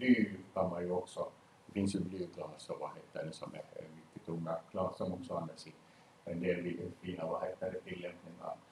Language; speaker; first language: Swedish; native; Swedish